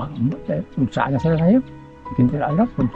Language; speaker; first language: Filipino; non-native, local second language; Bikol